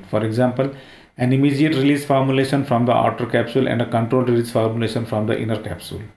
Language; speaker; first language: English; non-native, local second language; Hindi